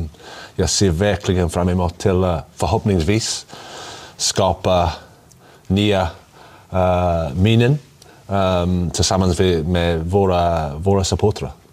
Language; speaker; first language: Swedish; non-native, learner; English